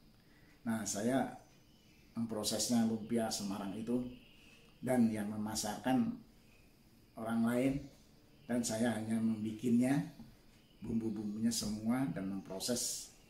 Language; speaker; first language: Indonesian; non-native, local second language; Javanese